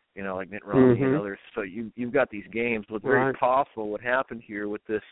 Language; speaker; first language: English; native; English